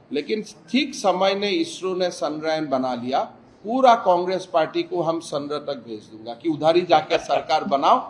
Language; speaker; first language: Hindi; non-native, local second language; Assamese